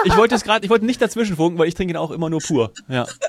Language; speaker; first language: German; native; German